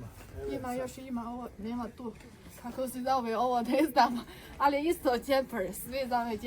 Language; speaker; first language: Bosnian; non-native, learner; Chinese